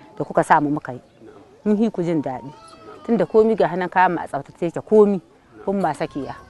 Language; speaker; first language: Hausa; native; Hausa